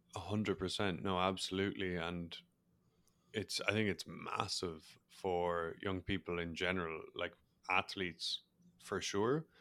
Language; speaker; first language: English; native; English